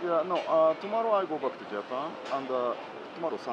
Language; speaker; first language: English; non-native, learner; Japanese